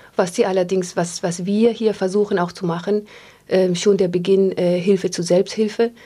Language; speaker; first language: German; non-native, fluent; Pashto